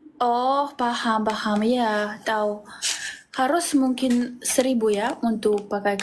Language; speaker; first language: Indonesian; non-native, learner; Russian